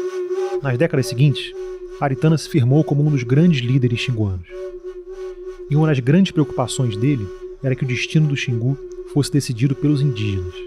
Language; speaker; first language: Portuguese; native; Portuguese